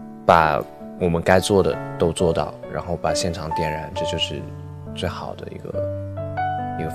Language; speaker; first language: Chinese; native; Chinese